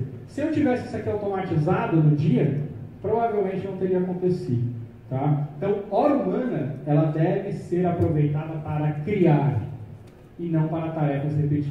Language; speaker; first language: Portuguese; native; Portuguese